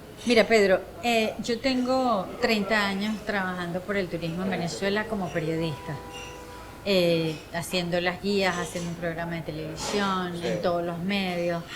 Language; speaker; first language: Spanish; native; Spanish